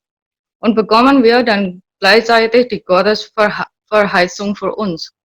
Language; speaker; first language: German; non-native, learner; Indonesian